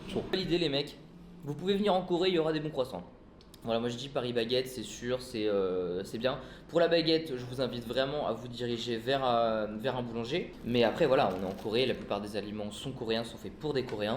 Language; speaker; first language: French; native; French